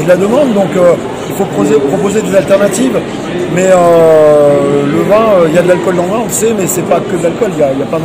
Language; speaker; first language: French; native; French